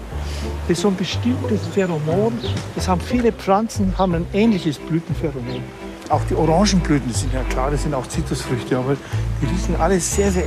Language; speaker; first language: German; native; German